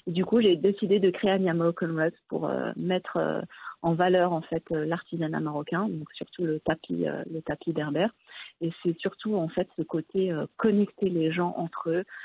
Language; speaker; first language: French; early bilingual, other home language; Arabic